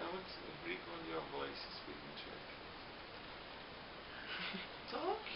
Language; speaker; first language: English; non-native, learner; Portuguese